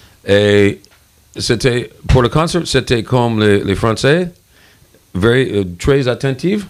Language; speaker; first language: French; non-native, learner; English